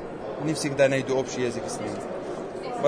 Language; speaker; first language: Russian; non-native, fluent; Arabic